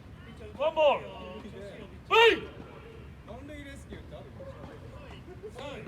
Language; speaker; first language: Japanese; native; Japanese